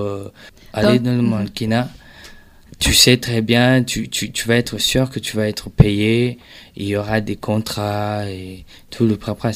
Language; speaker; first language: French; non-native, local second language; Rundi